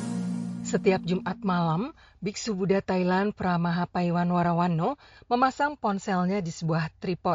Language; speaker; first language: Indonesian; native; Indonesian